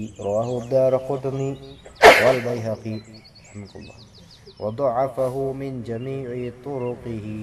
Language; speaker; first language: Arabic; non-native, fluent; Indonesian